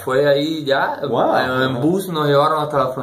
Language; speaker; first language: Spanish; native; Spanish